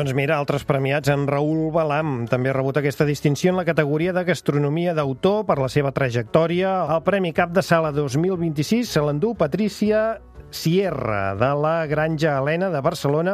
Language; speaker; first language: Catalan; native; Catalan